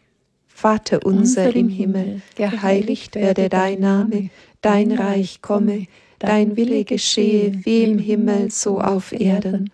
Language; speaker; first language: German; native; German